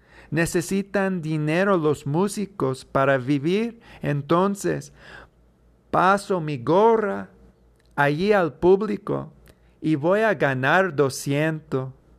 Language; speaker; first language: Spanish; non-native, fluent; English